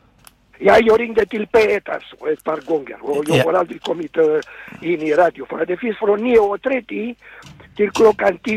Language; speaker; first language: Swedish; non-native, fluent; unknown